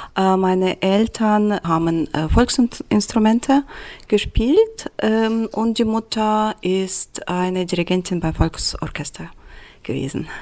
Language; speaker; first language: German; non-native, fluent; Russian